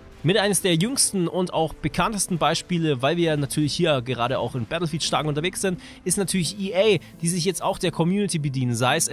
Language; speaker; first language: German; native; German